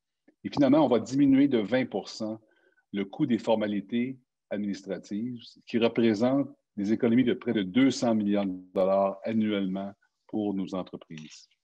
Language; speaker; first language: French; native; French